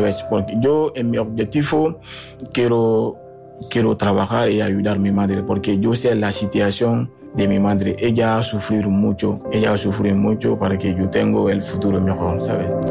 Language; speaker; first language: Spanish; non-native, learner; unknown